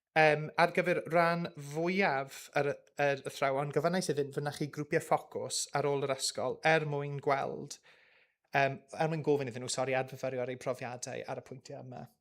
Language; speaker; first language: Welsh; non-native, local second language; English